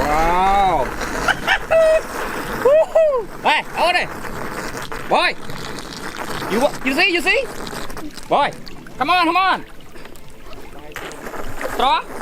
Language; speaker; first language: English; non-native, learner; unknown